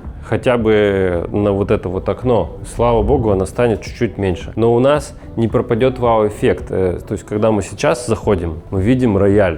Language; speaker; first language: Russian; native; Russian